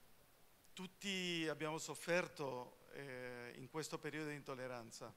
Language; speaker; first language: Italian; non-native, fluent; Spanish